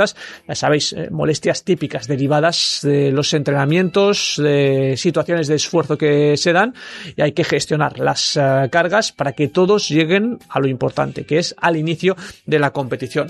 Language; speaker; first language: Spanish; native; Spanish